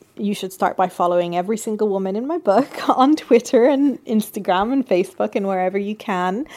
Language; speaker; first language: English; native; English